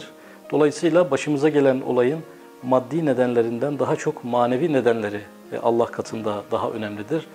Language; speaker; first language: Turkish; native; Turkish